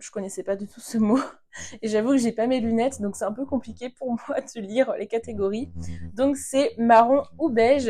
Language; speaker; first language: French; native; French